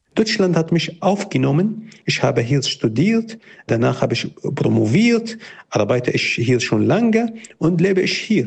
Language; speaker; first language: German; non-native, fluent; Arabic